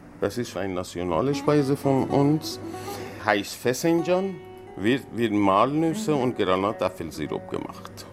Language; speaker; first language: German; non-native, learner; Persian